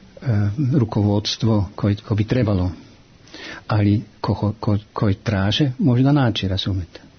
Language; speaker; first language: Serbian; non-native, fluent; German